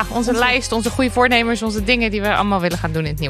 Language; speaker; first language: Dutch; native; Dutch